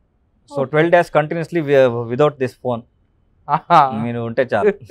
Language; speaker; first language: Telugu; non-native, local second language; Kannada